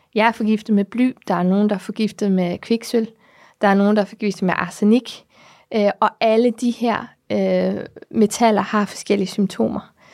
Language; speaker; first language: Danish; early bilingual, heritage; Danish